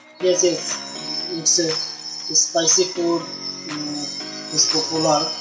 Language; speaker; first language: English; non-native, learner; Bangla